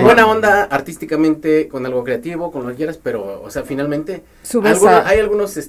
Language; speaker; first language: Spanish; native; Spanish